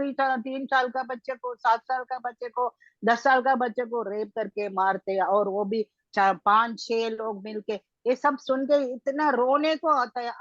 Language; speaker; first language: Hindi; non-native, local second language; Tamil